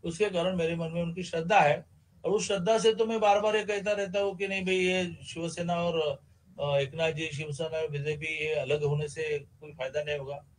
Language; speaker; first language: Hindi; non-native, local second language; Marathi